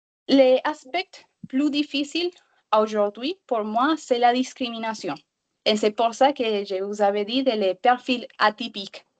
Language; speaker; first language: French; non-native, learner; Spanish